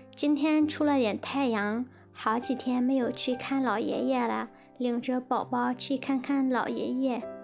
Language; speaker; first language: Chinese; non-native, fluent; Vietnamese